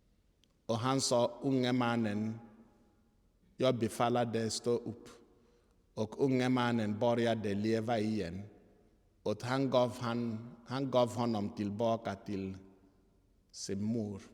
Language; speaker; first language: Swedish; non-native, fluent; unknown